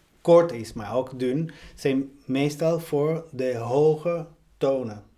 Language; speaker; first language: Dutch; non-native, fluent; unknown